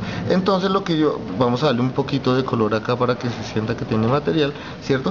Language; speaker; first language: Spanish; native; Spanish